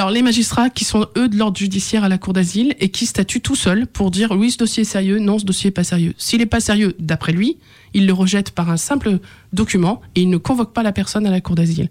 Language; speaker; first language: French; native; French